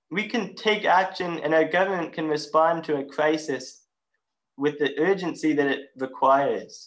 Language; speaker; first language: English; native; English